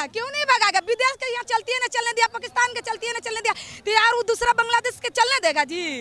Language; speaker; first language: Hindi; native; Hindi